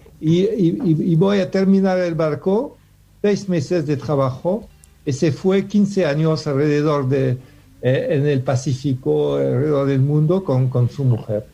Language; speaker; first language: Spanish; non-native, learner; French